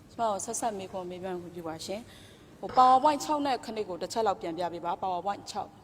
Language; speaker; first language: Burmese; native; Burmese